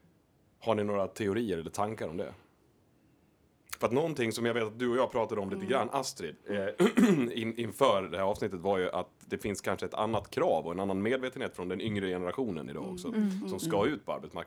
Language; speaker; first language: Swedish; native; Swedish